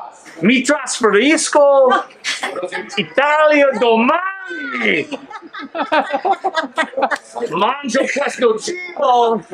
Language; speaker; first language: Italian; non-native, learner; English